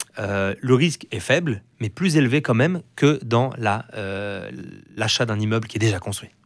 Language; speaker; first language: French; native; French